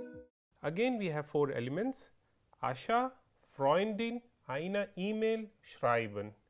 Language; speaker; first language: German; non-native, fluent; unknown